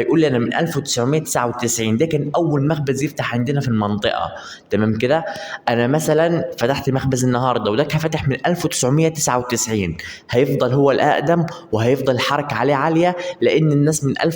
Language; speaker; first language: Arabic; native; Arabic